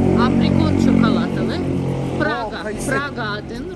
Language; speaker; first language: Turkish; non-native, learner; Russian